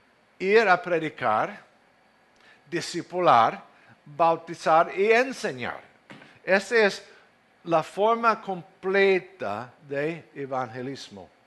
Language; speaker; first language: Spanish; non-native, fluent; English